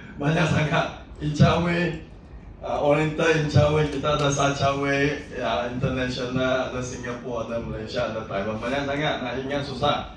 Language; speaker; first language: Malay; non-native, local second language; Chinese